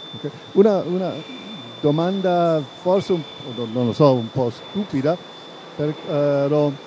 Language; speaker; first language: Italian; non-native, fluent; German